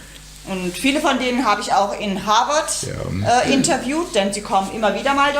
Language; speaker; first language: German; native; German